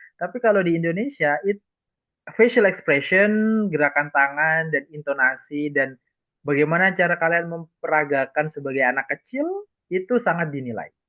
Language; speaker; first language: Indonesian; native; Indonesian